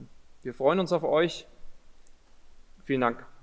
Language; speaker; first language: German; native; German